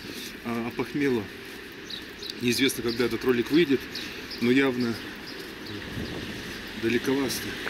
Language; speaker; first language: Russian; native; Russian